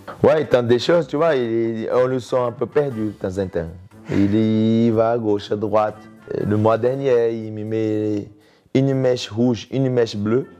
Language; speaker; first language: French; native; French